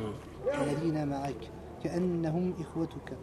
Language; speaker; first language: Arabic; non-native, learner; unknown